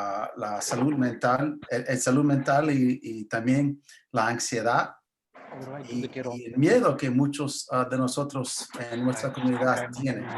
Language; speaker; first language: Spanish; early bilingual, heritage; English